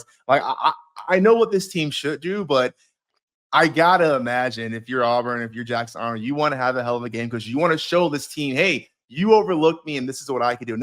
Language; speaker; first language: English; native; English